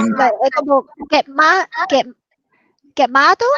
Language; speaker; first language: Spanish; non-native, learner; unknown